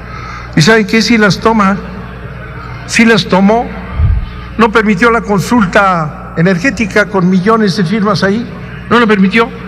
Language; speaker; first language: Spanish; native; Spanish